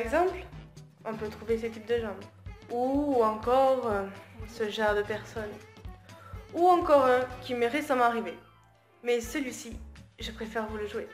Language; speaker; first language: French; native; French